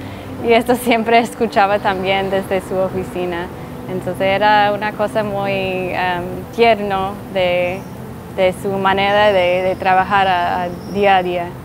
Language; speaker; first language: Spanish; non-native, fluent; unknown